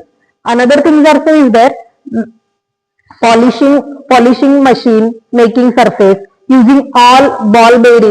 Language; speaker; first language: English; non-native, local second language; Marathi